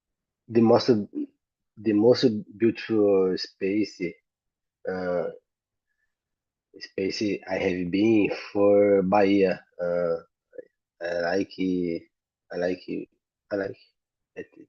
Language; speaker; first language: English; non-native, learner; Portuguese